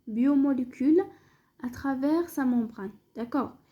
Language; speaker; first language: French; non-native, local second language; Arabic